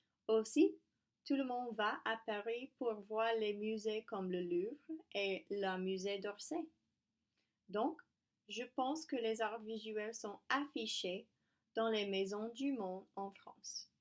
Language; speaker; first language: French; non-native, learner; English